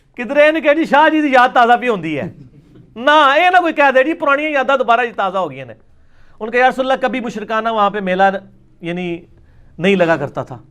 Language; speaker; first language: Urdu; non-native, local second language; Punjabi